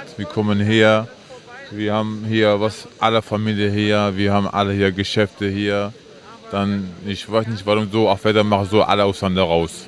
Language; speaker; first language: German; non-native, learner; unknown